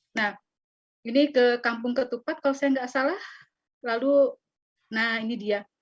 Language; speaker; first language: Indonesian; native; Indonesian